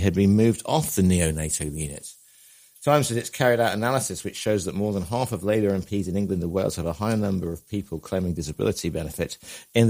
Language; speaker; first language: English; native; English